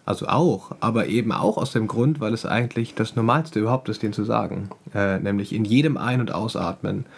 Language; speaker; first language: German; native; German